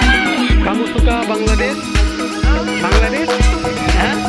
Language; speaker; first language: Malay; non-native, learner; Bangla